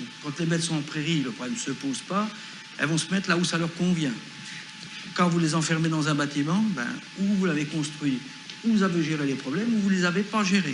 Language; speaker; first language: French; native; French